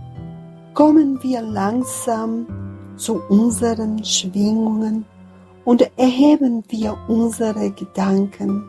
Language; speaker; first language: German; non-native, fluent; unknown